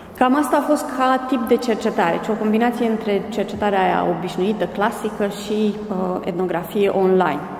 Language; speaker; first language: Romanian; native; Romanian